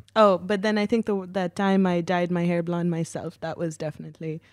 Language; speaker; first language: English; native; English